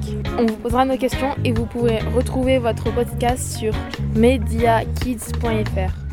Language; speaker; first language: French; native; French